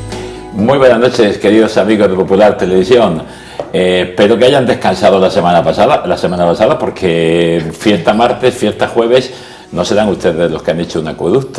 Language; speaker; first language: Spanish; native; Spanish